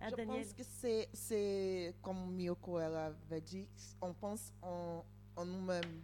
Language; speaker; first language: French; non-native, learner; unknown